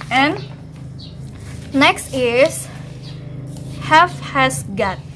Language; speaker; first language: English; non-native, fluent; Indonesian